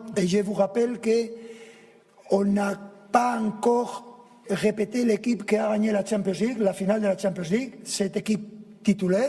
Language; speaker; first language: French; non-native, fluent; Spanish